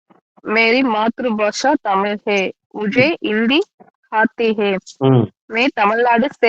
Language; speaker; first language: Hindi; non-native, learner; Tamil